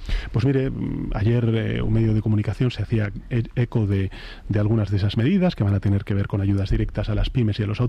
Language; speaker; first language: Spanish; native; Spanish